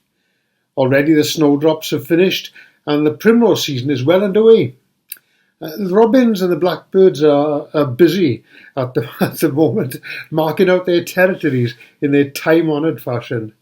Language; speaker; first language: English; native; English